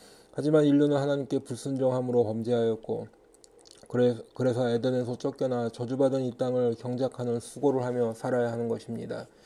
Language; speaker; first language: Korean; native; Korean